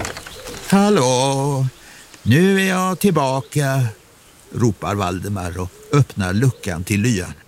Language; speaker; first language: Swedish; native; Swedish